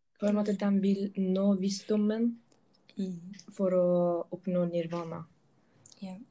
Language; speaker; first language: Norwegian; non-native, local second language; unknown